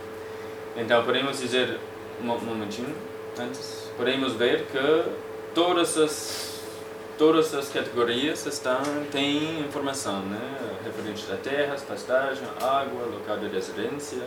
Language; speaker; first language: Portuguese; non-native, fluent; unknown